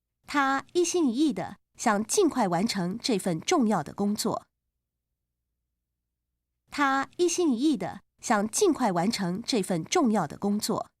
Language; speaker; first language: Chinese; native; Chinese